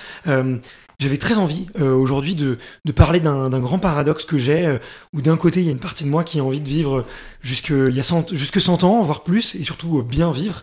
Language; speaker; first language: French; native; French